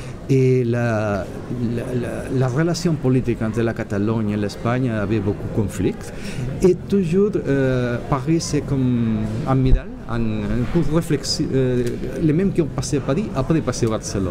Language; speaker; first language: French; non-native, learner; Catalan